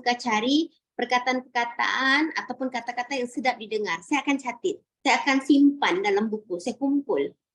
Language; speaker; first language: Malay; native; Malay